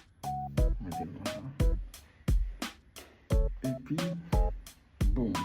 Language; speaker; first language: French; non-native, learner; Haitian Creole